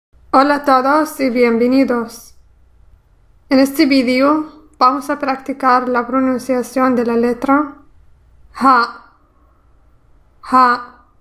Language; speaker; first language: Spanish; non-native, fluent; Arabic